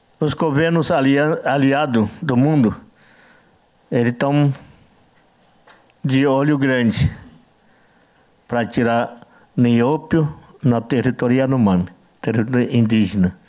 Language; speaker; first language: Portuguese; non-native, learner; Yanomámi